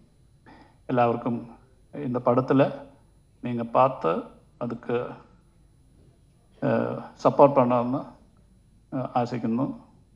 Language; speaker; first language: Tamil; non-native, learner; Malayalam